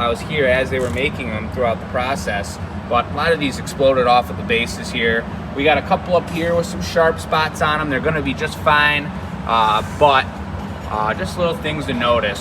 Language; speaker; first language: English; native; English